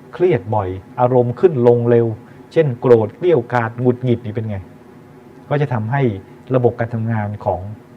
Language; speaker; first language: Thai; native; Thai